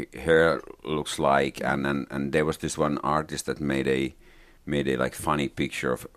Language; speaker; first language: English; non-native, fluent; Finnish